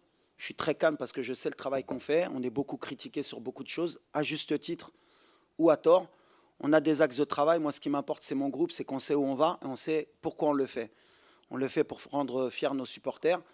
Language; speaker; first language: French; native; French